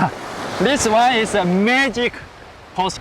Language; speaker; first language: English; non-native, learner; Chinese